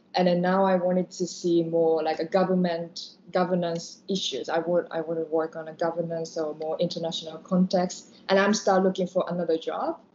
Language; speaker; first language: English; non-native, fluent; Japanese